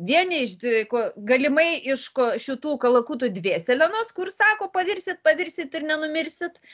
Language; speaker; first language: Lithuanian; native; Lithuanian